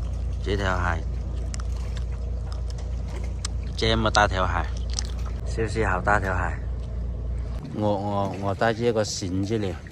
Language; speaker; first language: Chinese; non-native, local second language; Cantonese